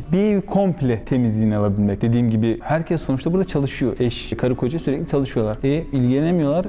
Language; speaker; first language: Turkish; native; Turkish